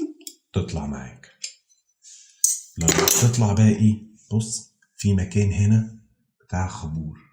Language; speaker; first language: Arabic; native; Arabic